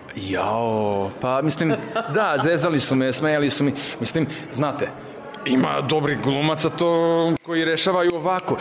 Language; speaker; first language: Serbian; non-native, local second language; Hungarian